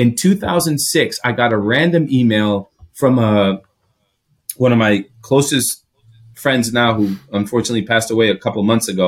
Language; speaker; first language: English; non-native, fluent; Greek